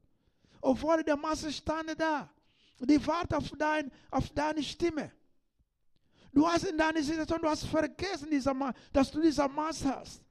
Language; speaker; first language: German; non-native, learner; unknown